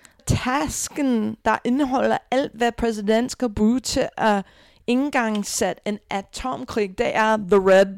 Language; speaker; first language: Danish; non-native, fluent; English